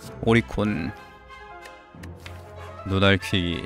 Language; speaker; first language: Korean; native; Korean